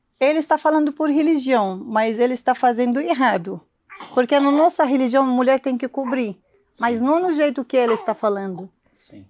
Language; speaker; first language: Portuguese; non-native, learner; Arabic